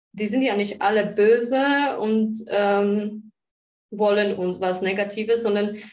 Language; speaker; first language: German; non-native, fluent; Polish